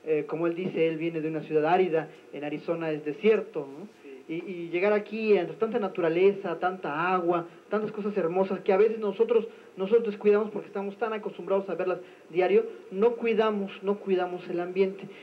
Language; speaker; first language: Spanish; native; Spanish